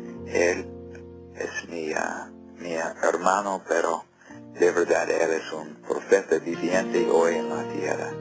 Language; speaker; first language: Spanish; non-native, fluent; English